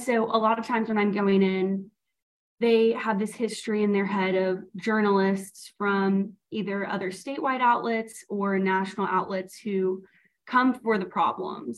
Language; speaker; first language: English; native; English